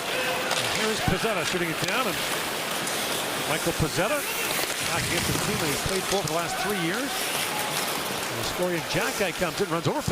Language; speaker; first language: English; native; English